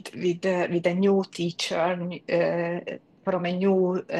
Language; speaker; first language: English; non-native, learner; Hungarian